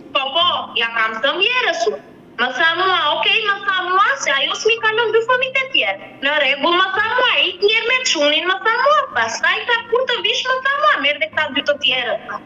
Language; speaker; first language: Albanian; native; Albanian